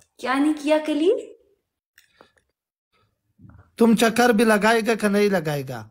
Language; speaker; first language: Hindi; non-native, local second language; Pashto